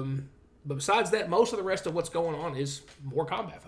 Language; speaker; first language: English; native; English